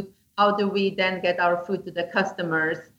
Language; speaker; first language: English; non-native, fluent; Slovenian